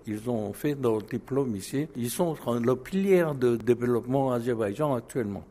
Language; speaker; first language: French; non-native, fluent; Korean